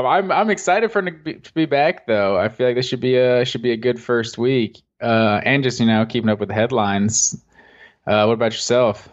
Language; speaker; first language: English; native; English